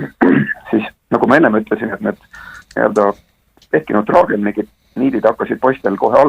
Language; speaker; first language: Estonian; native; Estonian